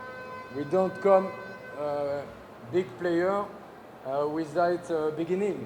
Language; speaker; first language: English; non-native, learner; French